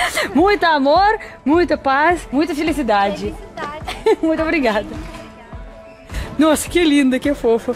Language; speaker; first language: Portuguese; non-native, fluent; Russian